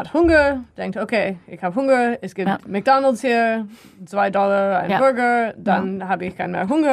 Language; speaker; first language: German; non-native, learner; English